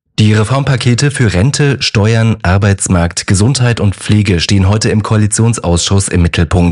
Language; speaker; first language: German; native; German